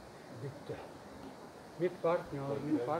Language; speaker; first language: German; non-native, learner; Russian